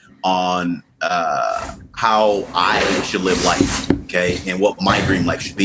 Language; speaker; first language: English; native; English